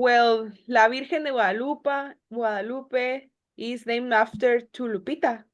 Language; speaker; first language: English; non-native, learner; Spanish